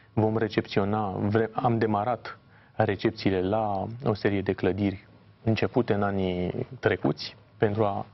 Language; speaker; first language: Romanian; native; Romanian